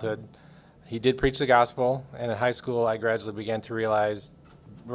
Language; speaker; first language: English; native; English